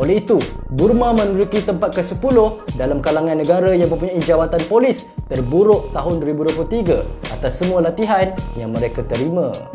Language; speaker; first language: Malay; native; Malay